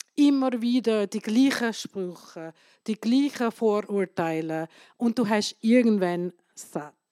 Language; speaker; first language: German; non-native, fluent; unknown